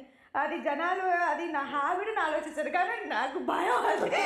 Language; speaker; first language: Telugu; non-native, fluent; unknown